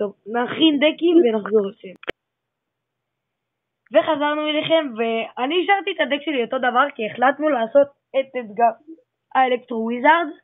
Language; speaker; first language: Hebrew; native; Hebrew